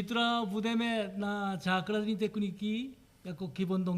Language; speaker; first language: Czech; non-native, learner; Korean